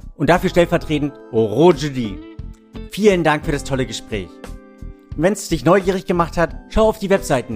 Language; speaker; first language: German; native; German